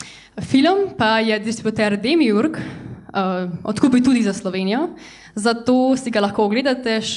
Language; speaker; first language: Slovenian; native; Slovenian